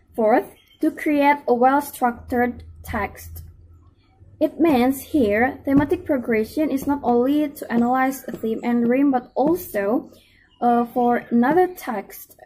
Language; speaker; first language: English; non-native, fluent; Indonesian